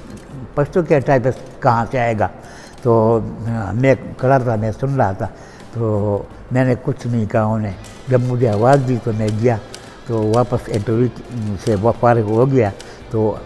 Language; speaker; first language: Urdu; non-native, local second language; Pashto